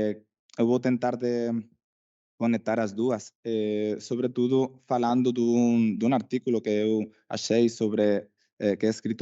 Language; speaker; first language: Portuguese; non-native, fluent; Spanish